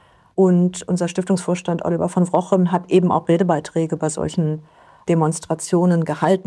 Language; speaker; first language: German; native; German